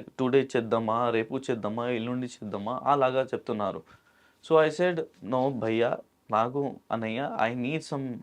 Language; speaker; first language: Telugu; non-native, local second language; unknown